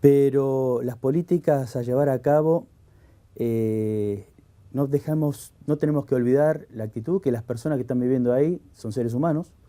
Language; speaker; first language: Spanish; native; Spanish